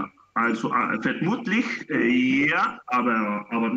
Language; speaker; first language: German; non-native, learner; Spanish